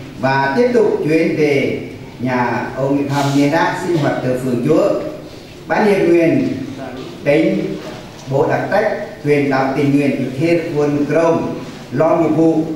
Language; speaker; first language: Vietnamese; non-native, local second language; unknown